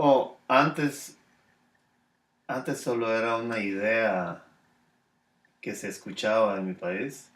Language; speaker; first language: Spanish; native; Spanish